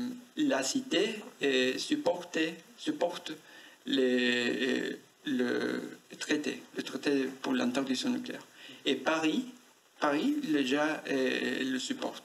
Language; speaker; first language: French; non-native, learner; Spanish